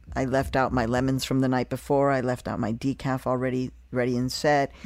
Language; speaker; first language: English; native; English